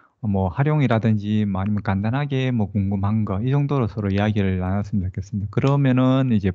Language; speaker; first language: Korean; native; Korean